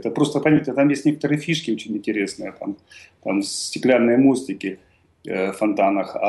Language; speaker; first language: Russian; native; Russian